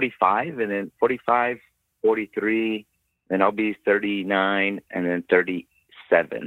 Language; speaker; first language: English; native; English